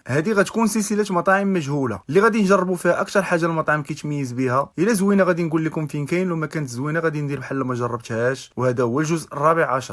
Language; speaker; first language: Arabic; native; Arabic